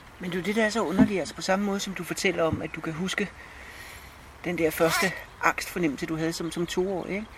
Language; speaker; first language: Danish; native; Danish